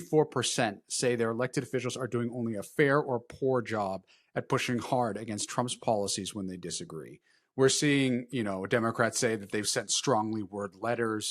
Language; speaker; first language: English; native; English